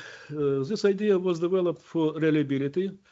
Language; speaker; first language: English; non-native, learner; Ukrainian